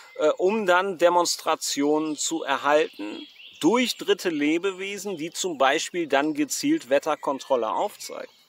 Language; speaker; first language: German; native; German